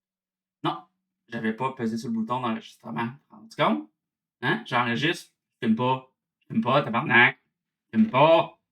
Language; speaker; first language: French; native; French